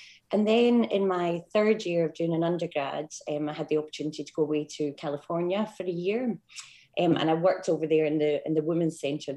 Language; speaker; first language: English; native; English